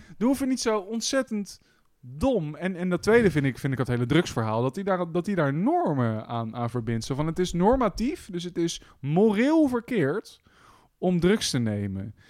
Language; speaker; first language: Dutch; native; Dutch